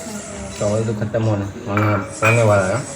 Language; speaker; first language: Hindi; non-native, local second language; Manipuri